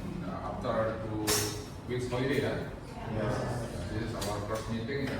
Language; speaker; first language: English; non-native, fluent; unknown